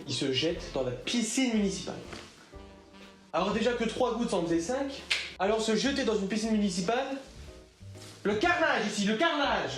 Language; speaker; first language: French; native; French